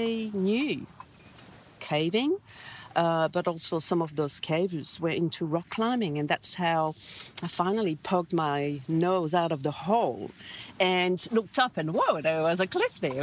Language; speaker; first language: English; non-native, fluent; French